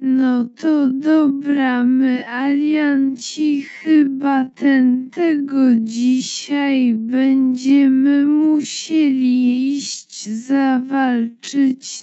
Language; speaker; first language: Polish; native; Polish